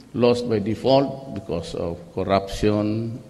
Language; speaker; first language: English; non-native, local second language; Cebuano